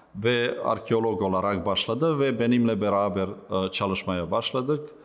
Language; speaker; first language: Turkish; non-native, fluent; Serbian